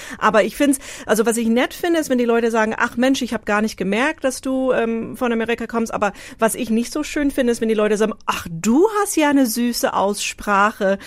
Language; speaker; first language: German; non-native, fluent; English